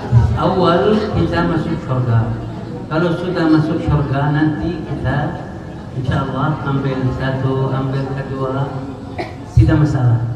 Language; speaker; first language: Indonesian; non-native, learner; Arabic